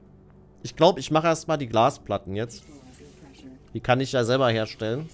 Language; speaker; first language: German; native; German